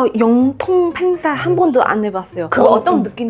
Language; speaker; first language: Korean; non-native, fluent; Chinese